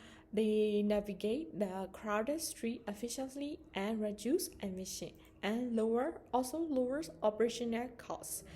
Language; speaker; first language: English; non-native, learner; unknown